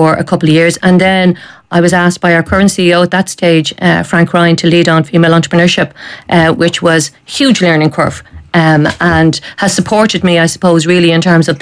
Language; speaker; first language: English; native; English